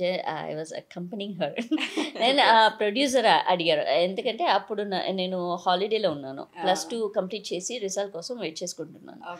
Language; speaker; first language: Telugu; non-native, learner; Malayalam